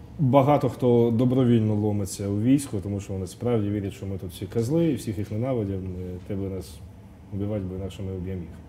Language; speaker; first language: Ukrainian; non-native, local second language; Russian